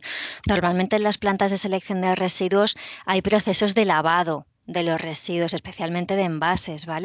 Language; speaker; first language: Spanish; native; Spanish